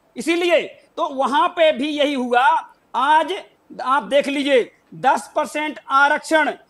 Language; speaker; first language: Hindi; native; Hindi